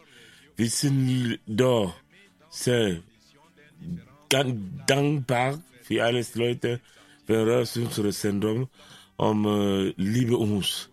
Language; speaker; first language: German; non-native, learner; Romanian